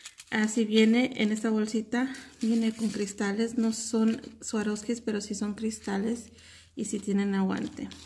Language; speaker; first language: Spanish; early bilingual, heritage; Spanish